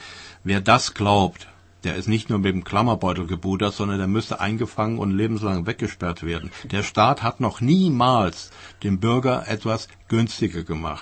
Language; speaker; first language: German; native; German